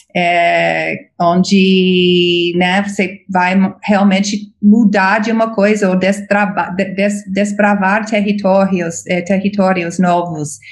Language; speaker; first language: Portuguese; non-native, fluent; English